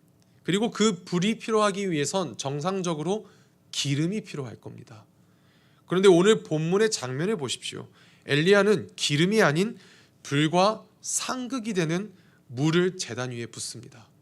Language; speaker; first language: Korean; native; Korean